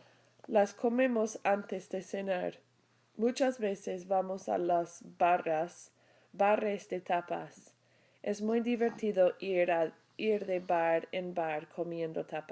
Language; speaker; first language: Spanish; non-native, fluent; English